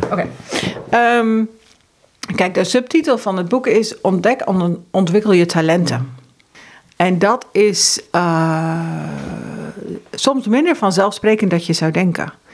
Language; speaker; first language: Dutch; early bilingual, heritage; Dutch